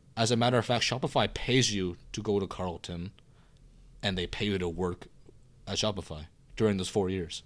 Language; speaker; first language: English; early bilingual, other home language; Korean